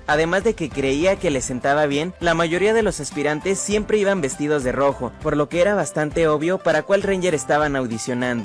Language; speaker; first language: Spanish; native; Spanish